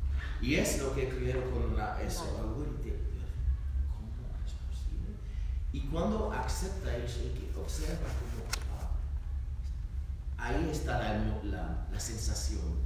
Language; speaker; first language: Spanish; non-native, learner; French